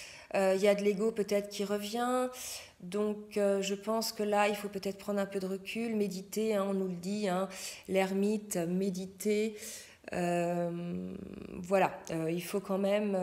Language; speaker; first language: French; native; French